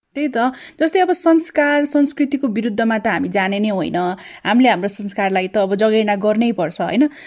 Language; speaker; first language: Nepali; native; Nepali